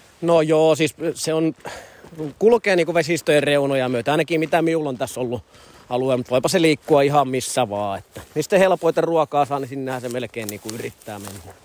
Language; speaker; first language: Finnish; native; Finnish